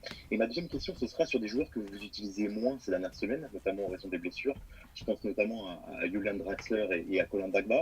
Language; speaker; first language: French; native; French